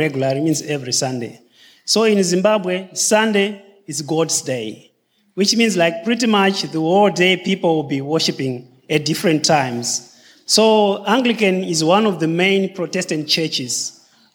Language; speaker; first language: English; non-native, local second language; Shona